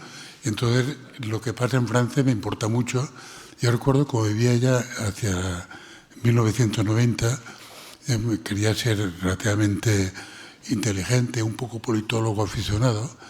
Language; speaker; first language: Spanish; non-native, local second language; Catalan